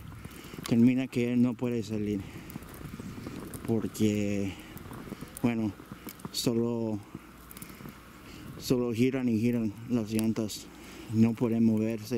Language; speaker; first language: Spanish; early bilingual, heritage; Spanish